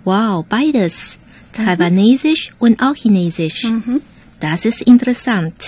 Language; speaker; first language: German; non-native, fluent; Chinese